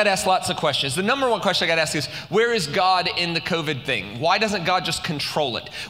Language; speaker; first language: English; native; English